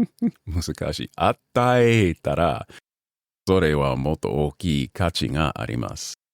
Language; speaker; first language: Japanese; non-native, learner; English